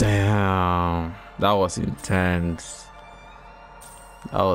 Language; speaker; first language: English; native; English